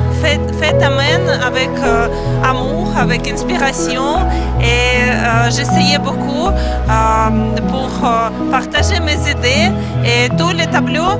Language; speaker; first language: French; non-native, learner; Ukrainian